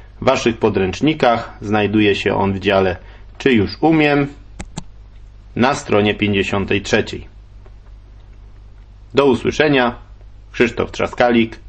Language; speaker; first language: Polish; native; Polish